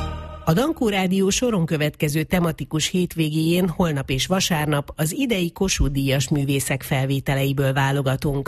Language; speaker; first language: Hungarian; native; Hungarian